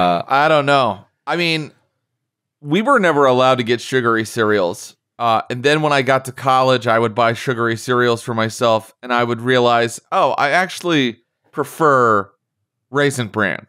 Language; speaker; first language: English; native; English